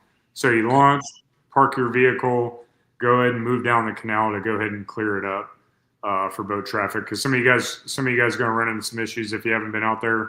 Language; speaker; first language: English; native; English